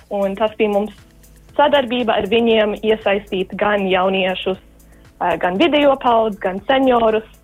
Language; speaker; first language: Latvian; early bilingual, heritage; Latvian